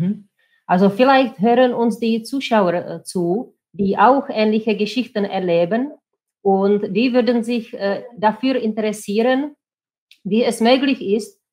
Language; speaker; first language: German; non-native, fluent; Czech